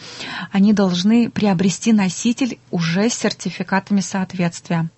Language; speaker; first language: Russian; native; Russian